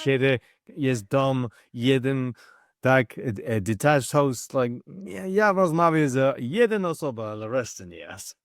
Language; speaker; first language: Polish; non-native, learner; English